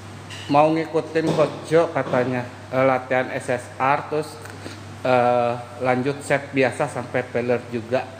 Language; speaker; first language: Indonesian; native; Indonesian